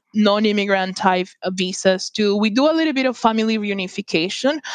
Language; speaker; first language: English; non-native, fluent; Spanish